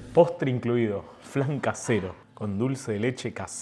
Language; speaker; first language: Spanish; native; Spanish